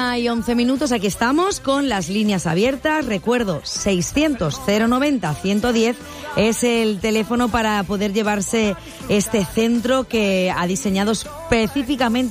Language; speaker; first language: Spanish; native; Spanish